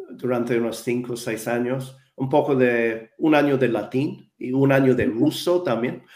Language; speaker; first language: Spanish; non-native, fluent; English